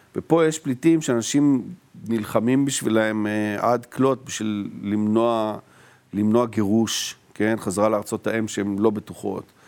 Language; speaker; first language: Hebrew; native; Hebrew